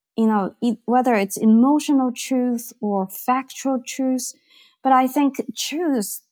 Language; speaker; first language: English; non-native, fluent; Chinese